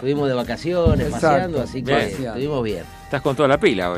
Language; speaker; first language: Spanish; native; Spanish